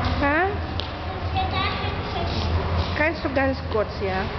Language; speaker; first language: German; non-native, learner; Filipino